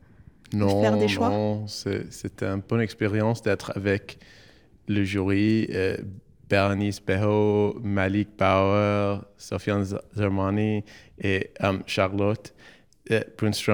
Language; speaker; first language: French; non-native, learner; English